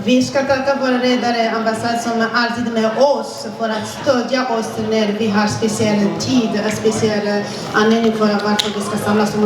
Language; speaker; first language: Swedish; non-native, fluent; Kinyarwanda